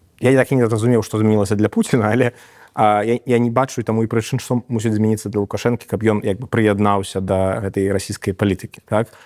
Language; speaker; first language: Belarusian; non-native, local second language; Russian